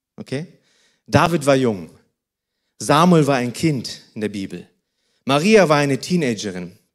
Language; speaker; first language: German; early bilingual, other home language; Russian